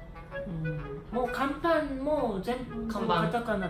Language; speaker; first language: Japanese; non-native, learner; Korean